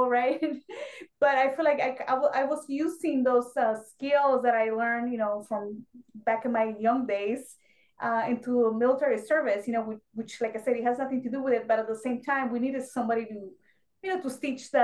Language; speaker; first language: English; non-native, fluent; Spanish